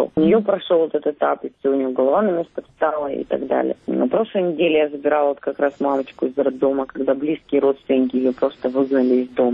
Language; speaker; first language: Russian; native; Russian